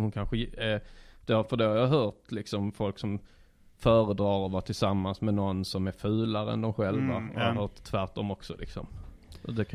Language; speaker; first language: Swedish; native; Swedish